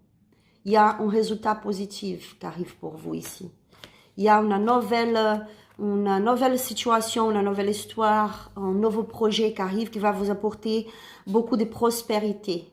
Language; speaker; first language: French; non-native, learner; Spanish